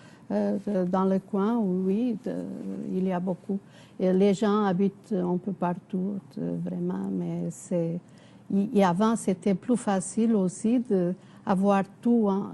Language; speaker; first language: French; non-native, fluent; Portuguese